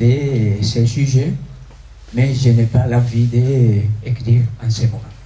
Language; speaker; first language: French; non-native, fluent; Spanish